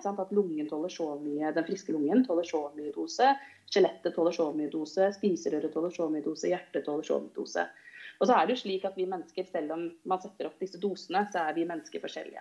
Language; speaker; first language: Norwegian; native; Norwegian